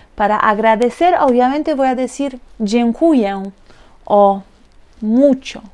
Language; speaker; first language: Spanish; non-native, fluent; Polish